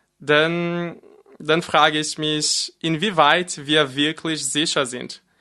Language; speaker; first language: German; non-native, fluent; Portuguese